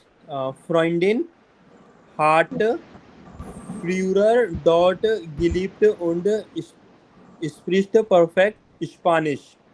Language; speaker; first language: German; non-native, fluent; Hindi